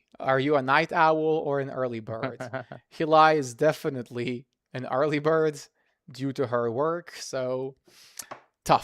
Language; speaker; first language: English; non-native, fluent; Serbian